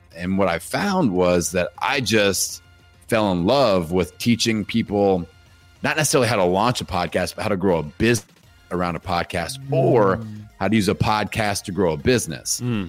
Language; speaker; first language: English; native; English